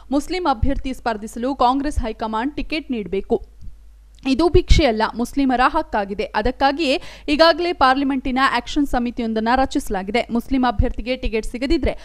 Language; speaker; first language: Kannada; native; Kannada